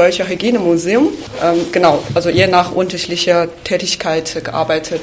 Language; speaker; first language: German; non-native, fluent; Chinese